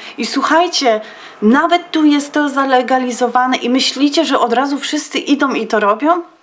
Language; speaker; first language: Polish; native; Polish